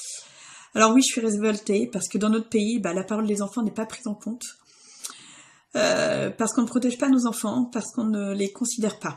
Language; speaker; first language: French; native; French